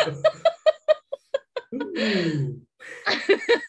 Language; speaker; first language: English; non-native, local second language; Punjabi